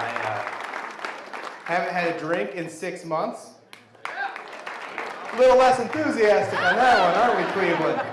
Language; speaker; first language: English; native; English